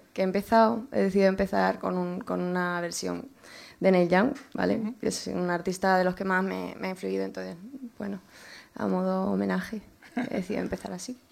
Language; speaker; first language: Spanish; native; Spanish